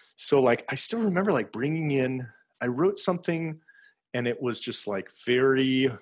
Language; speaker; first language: English; native; English